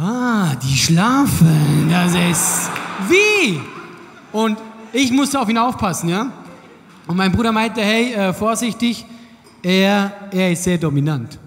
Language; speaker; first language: German; native; German